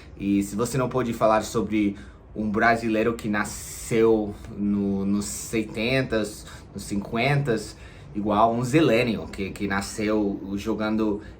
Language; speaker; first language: Portuguese; non-native, fluent; English